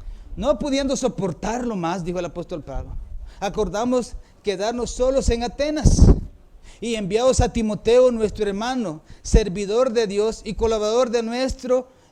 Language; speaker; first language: Spanish; native; Spanish